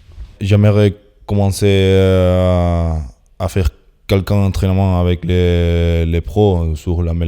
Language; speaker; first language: French; non-native, fluent; Spanish